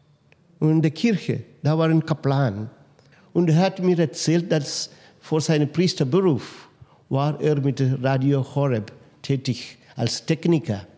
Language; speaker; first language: German; non-native, fluent; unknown